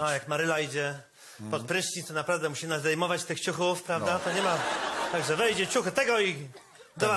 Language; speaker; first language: Polish; native; Polish